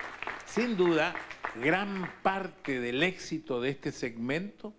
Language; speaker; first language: Spanish; native; Spanish